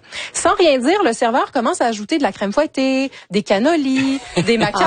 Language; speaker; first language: French; native; French